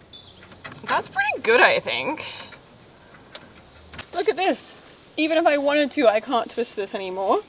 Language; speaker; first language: English; native; English